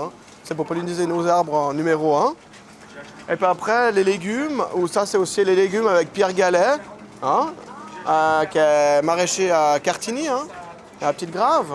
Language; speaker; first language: French; native; French